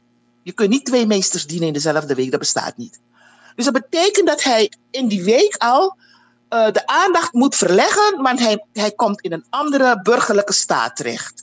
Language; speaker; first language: Dutch; native; Dutch